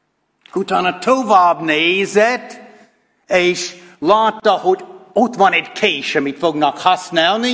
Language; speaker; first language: Hungarian; non-native, fluent; English